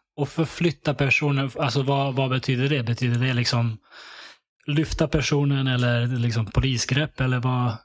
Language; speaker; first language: Swedish; early bilingual, other home language; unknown